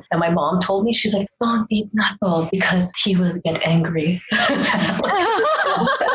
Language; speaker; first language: English; native; English